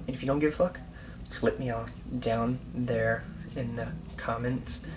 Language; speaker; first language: English; native; English